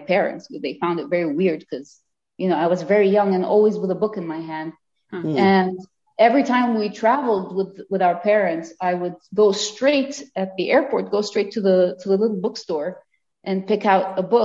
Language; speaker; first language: English; non-native, fluent; Arabic